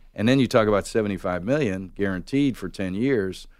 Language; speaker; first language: English; native; English